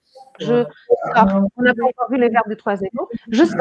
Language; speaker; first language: French; non-native, fluent; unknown